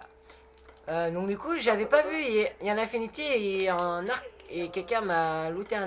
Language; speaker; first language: French; native; French